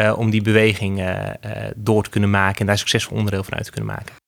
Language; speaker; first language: Dutch; native; Dutch